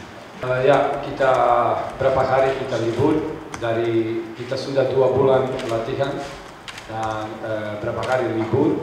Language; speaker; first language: Indonesian; non-native, learner; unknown